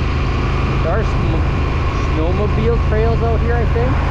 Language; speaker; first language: English; native; English